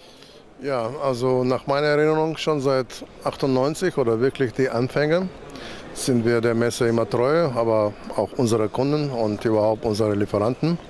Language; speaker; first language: German; non-native, fluent; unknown